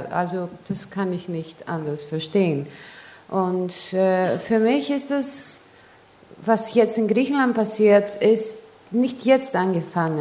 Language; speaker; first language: German; non-native, fluent; Greek